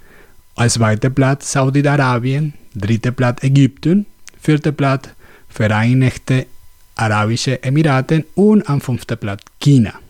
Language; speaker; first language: German; non-native, learner; Spanish